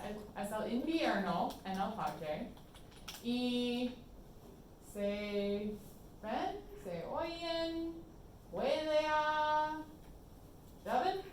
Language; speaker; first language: Spanish; non-native, fluent; English